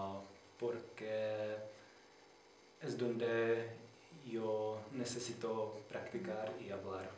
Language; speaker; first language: Spanish; non-native, learner; Czech